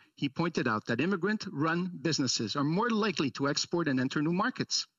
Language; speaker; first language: English; early bilingual, other home language; Italian